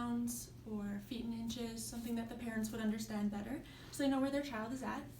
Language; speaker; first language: English; native; English